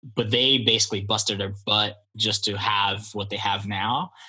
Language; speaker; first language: English; early bilingual, other home language; Polish